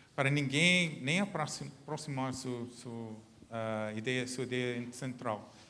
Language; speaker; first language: Portuguese; non-native, learner; English